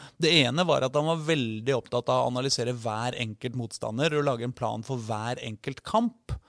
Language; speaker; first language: Norwegian; native; Norwegian